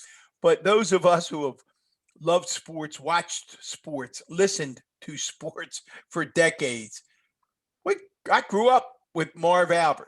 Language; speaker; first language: English; native; English